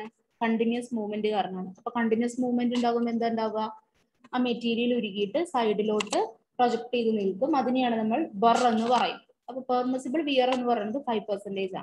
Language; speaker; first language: Malayalam; native; Malayalam